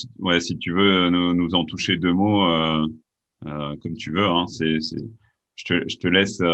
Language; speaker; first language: French; native; French